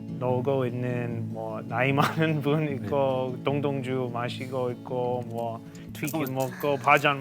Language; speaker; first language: Korean; non-native, fluent; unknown